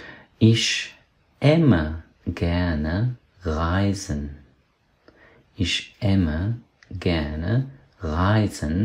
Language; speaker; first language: German; non-native, fluent; Persian